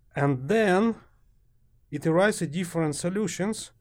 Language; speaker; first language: English; non-native, fluent; Ukrainian